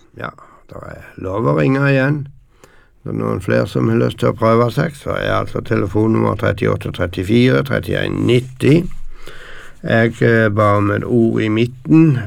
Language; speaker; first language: Norwegian; native; Norwegian